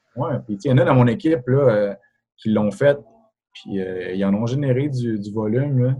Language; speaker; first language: French; native; French